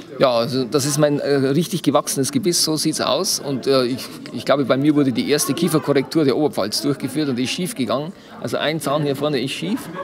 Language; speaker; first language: German; native; German